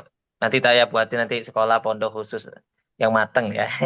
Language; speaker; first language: Indonesian; native; Indonesian